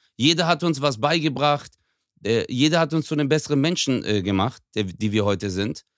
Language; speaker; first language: German; early bilingual, other home language; Turkish